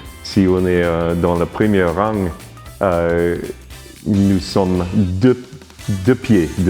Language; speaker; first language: French; non-native, learner; English